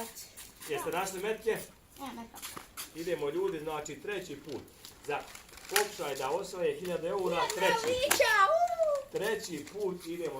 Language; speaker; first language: Bosnian; native; Bosnian